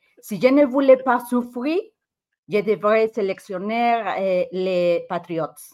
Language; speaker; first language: French; non-native, learner; Spanish